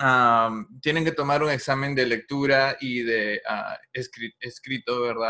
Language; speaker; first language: Spanish; non-native, fluent; English